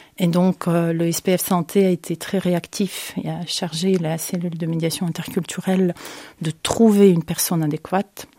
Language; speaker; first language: French; non-native, fluent; Ukrainian